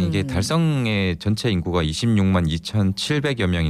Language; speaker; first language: Korean; native; Korean